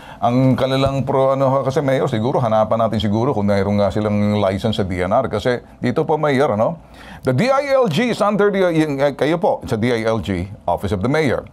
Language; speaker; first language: Filipino; native; Filipino